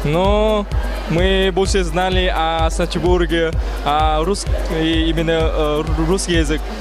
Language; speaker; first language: Russian; non-native, learner; Vietnamese